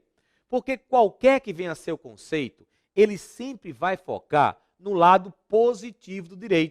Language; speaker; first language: Portuguese; native; Portuguese